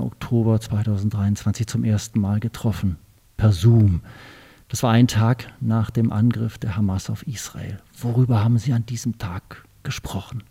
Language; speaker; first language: German; native; German